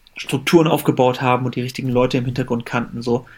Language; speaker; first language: German; early bilingual, other home language; Persian